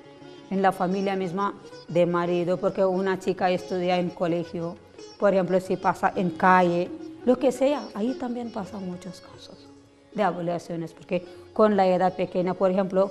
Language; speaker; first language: Spanish; non-native, learner; Telugu